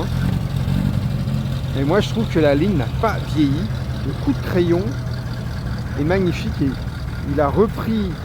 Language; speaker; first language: French; native; French